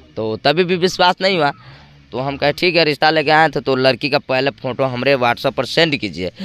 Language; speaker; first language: Hindi; native; Hindi